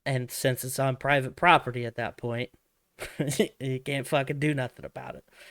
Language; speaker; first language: English; native; English